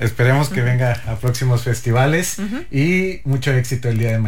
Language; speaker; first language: Spanish; native; Spanish